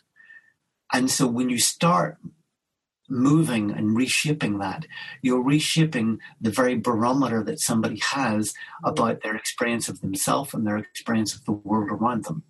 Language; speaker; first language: English; native; English